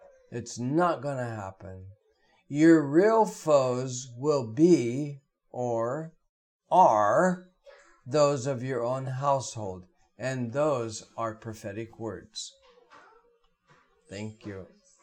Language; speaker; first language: English; native; English